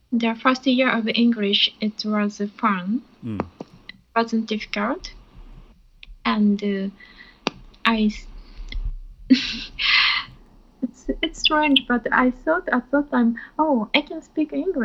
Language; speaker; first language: English; non-native, learner; Japanese